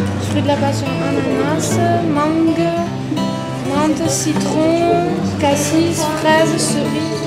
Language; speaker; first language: French; native; French